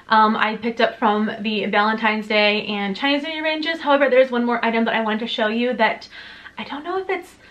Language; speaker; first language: English; native; English